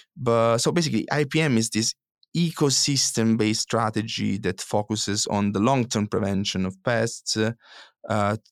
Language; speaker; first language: English; non-native, fluent; Italian